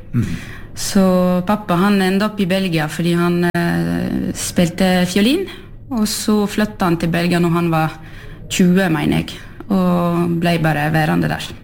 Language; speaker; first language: Norwegian; non-native, fluent; French